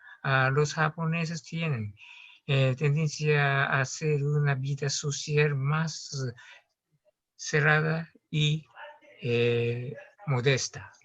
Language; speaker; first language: Spanish; non-native, learner; Japanese